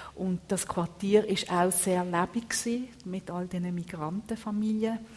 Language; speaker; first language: German; early bilingual, other home language; Italian